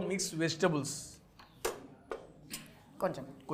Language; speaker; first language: Telugu; native; Telugu